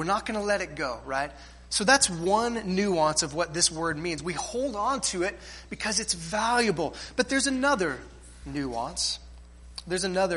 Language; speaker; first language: English; native; English